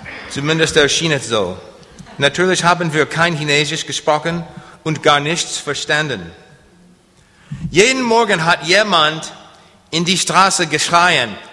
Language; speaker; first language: German; non-native, learner; English